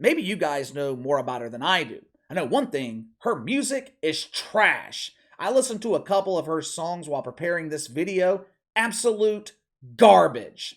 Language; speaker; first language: English; native; English